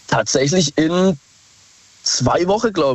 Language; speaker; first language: German; native; German